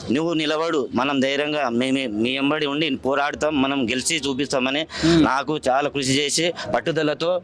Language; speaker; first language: Telugu; native; Telugu